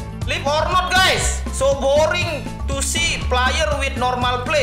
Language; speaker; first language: English; non-native, learner; Indonesian